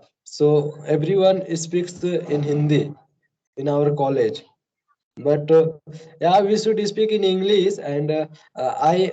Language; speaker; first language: English; non-native, learner; Hindi